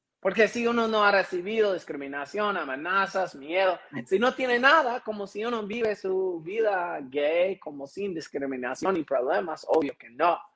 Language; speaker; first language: Spanish; non-native, learner; English